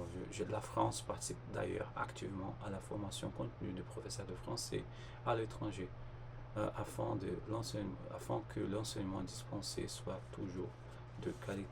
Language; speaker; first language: French; non-native, fluent; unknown